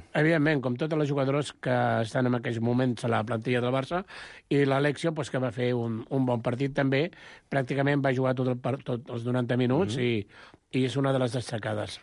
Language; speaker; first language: Catalan; non-native, local second language; Spanish